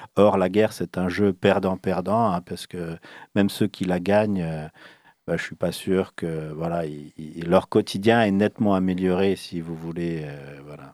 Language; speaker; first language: French; early bilingual, other home language; Bosnian